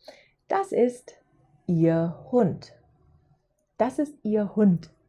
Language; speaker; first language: German; non-native, fluent; English